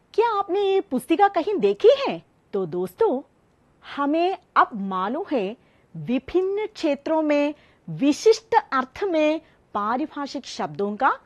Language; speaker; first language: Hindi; non-native, local second language; Malayalam